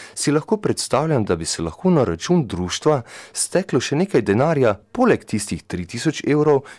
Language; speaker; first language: Slovenian; native; Slovenian